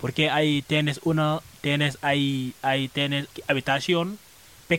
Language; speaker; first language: Spanish; non-native, learner; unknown